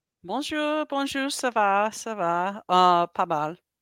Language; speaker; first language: French; non-native, learner; English